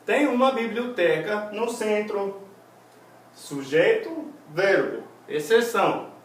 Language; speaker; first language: Portuguese; non-native, fluent; English